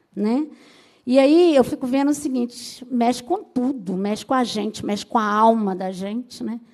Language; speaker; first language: Portuguese; native; Portuguese